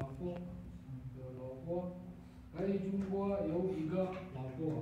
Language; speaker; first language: Chinese; non-native, learner; Arabic